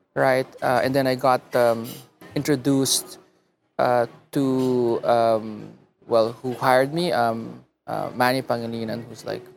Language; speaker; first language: English; non-native, local second language; Filipino